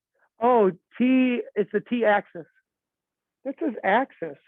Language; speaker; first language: English; native; English